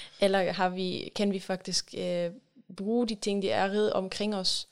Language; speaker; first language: Danish; non-native, fluent; German